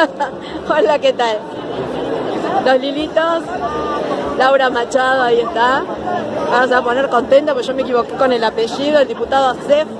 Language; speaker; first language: Spanish; native; Spanish